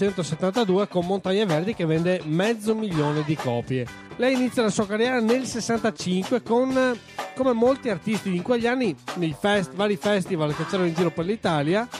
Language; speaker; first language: Italian; native; Italian